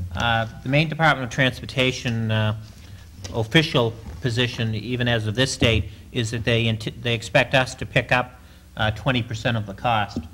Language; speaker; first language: English; native; English